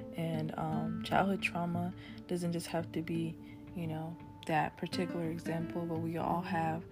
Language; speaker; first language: English; early bilingual, other home language; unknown